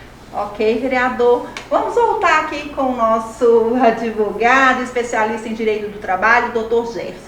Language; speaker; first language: Portuguese; native; Portuguese